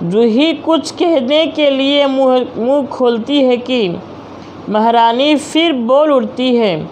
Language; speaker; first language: Hindi; non-native, local second language; Telugu